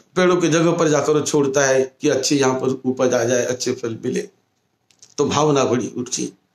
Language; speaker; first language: Hindi; non-native, local second language; Marathi